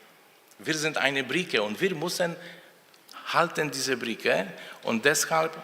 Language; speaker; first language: German; non-native, fluent; Polish